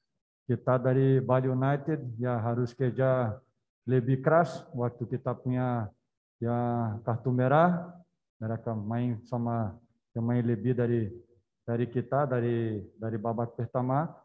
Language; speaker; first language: Indonesian; non-native, learner; Portuguese